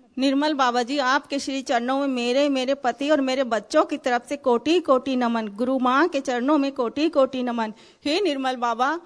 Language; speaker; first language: Hindi; native; Hindi